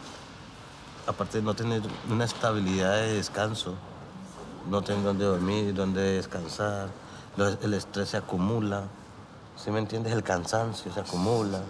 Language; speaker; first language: Spanish; native; Spanish